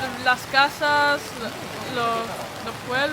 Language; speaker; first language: Spanish; early bilingual, other home language; Hebrew